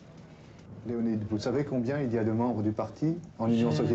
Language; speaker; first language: French; native; French